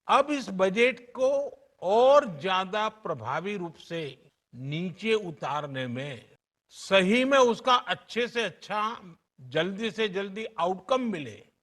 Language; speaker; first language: Hindi; non-native, local second language; Gujarati